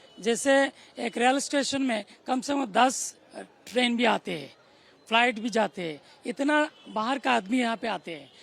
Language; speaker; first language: Hindi; non-native, local second language; Bangla